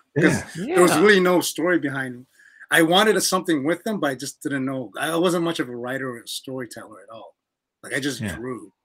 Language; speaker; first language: English; native; English